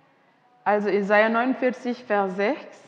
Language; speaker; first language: German; non-native, fluent; Indonesian